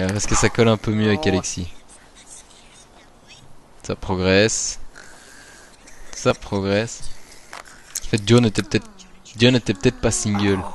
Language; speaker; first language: French; native; French